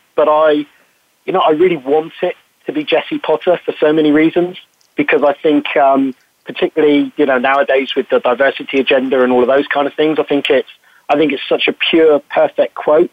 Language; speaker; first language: English; native; English